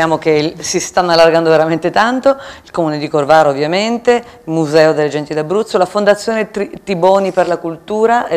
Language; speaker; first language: Italian; native; Italian